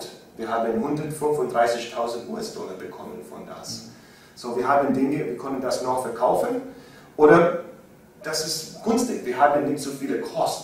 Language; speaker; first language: German; non-native, learner; English